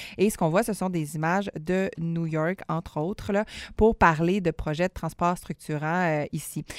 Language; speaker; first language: French; native; French